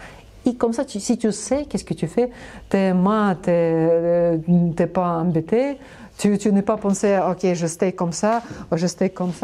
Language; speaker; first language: French; non-native, learner; Russian